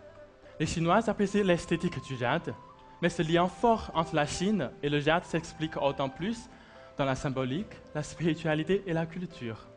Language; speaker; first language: French; non-native, fluent; Chinese